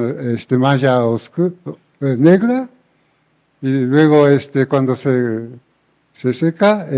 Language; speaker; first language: Spanish; non-native, fluent; Japanese